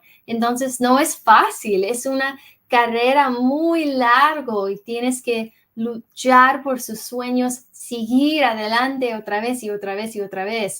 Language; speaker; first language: Spanish; early bilingual, heritage; English